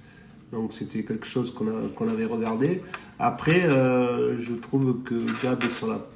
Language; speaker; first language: French; native; French